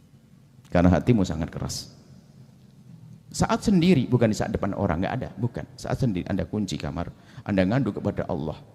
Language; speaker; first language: Indonesian; native; Indonesian